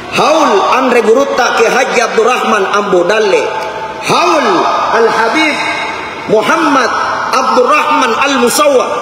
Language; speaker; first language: Malay; non-native, local second language; Buginese